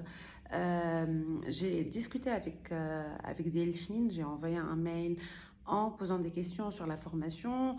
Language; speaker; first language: French; non-native, local second language; Arabic